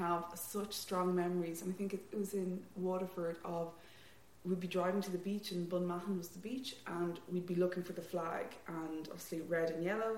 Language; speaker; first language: English; native; English